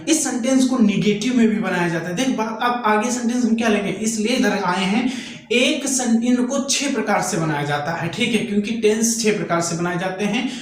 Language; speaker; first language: Hindi; native; Hindi